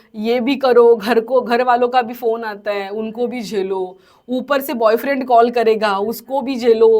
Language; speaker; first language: Hindi; non-native, local second language; Marathi